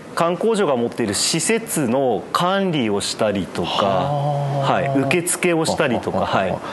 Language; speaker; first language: Japanese; native; Japanese